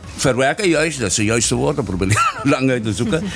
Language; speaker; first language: Dutch; non-native, fluent; Papiamento